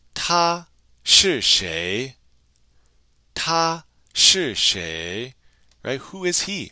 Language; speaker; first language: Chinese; non-native, fluent; English